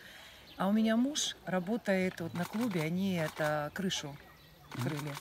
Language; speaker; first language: Russian; native; Russian